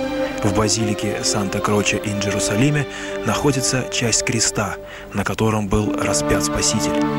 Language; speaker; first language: Russian; native; Russian